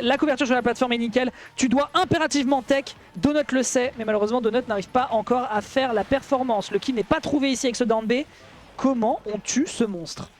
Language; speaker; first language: French; native; French